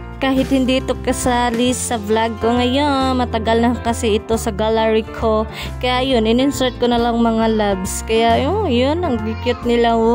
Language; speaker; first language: Filipino; non-native, local second language; Cebuano